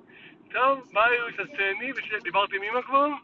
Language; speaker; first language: Hebrew; native; Hebrew